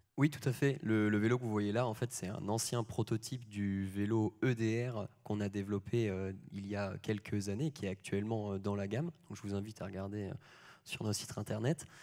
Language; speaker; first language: French; native; French